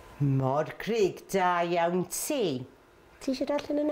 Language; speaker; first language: Welsh; native; Welsh